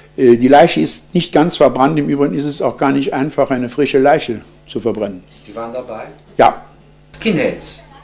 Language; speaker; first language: German; native; German